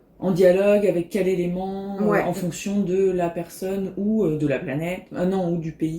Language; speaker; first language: French; native; French